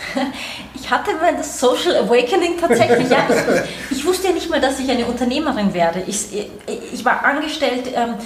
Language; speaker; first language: German; native; German